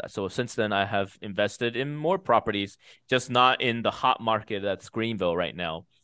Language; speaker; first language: English; early bilingual, other home language; Chinese